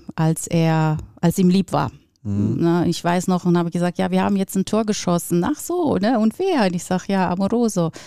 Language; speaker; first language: German; non-native, fluent; Italian